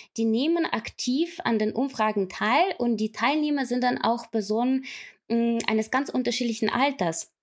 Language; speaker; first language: German; non-native, fluent; Ukrainian